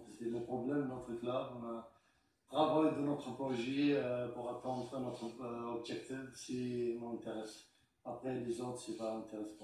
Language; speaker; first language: French; non-native, learner; Arabic